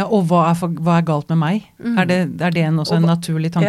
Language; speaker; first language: Norwegian; native; Norwegian